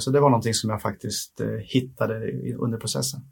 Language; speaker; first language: Swedish; native; Swedish